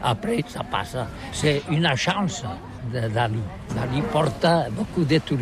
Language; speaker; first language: French; non-native, learner; Catalan